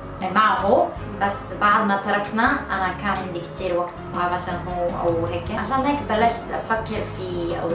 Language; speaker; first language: Arabic; non-native, learner; Korean